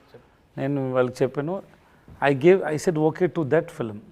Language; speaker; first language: Telugu; non-native, learner; Tamil